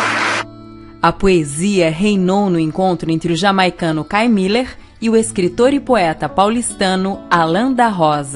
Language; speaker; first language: Portuguese; native; Portuguese